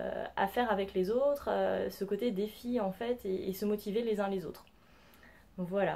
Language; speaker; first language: French; native; French